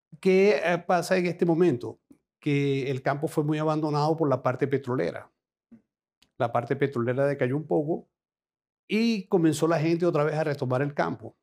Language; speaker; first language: Spanish; native; Spanish